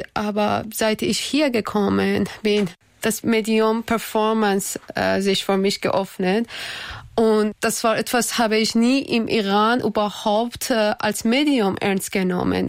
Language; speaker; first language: German; non-native, learner; Persian